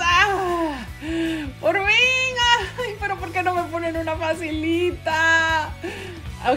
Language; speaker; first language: Spanish; native; Spanish